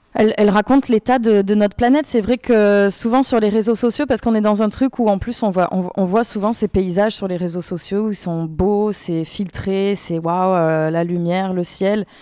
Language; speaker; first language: French; native; French